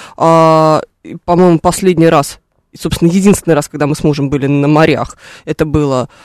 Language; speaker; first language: Russian; native; Russian